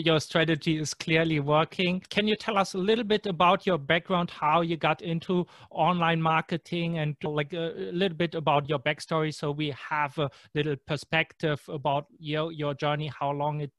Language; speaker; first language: English; non-native, fluent; German